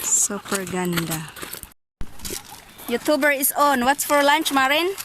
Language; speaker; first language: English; non-native, local second language; Filipino